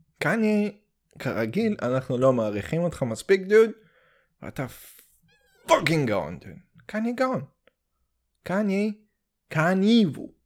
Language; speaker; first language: Hebrew; early bilingual, heritage; Hebrew